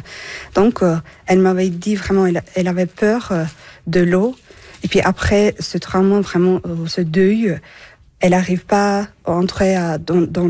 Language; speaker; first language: French; non-native, fluent; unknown